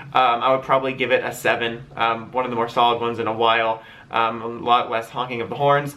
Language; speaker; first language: English; native; English